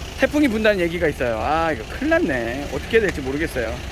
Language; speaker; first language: Korean; native; Korean